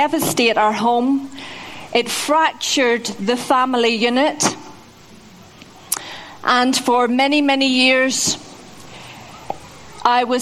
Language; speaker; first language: English; native; English